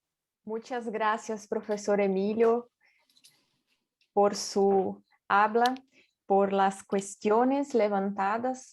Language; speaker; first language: Spanish; non-native, fluent; Portuguese